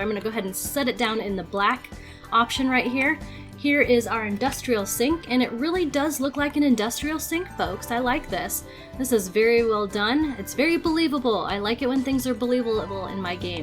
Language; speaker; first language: English; native; English